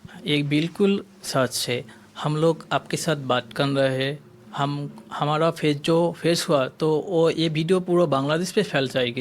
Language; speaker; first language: Hindi; non-native, learner; Bangla